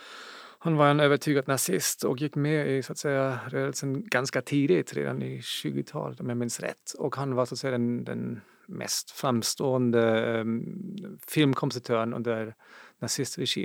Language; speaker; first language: Swedish; non-native, fluent; German